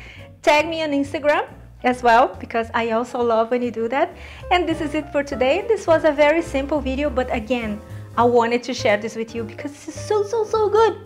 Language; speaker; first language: English; non-native, fluent; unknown